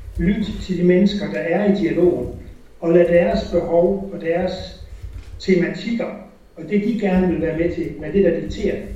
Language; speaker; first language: Danish; native; Danish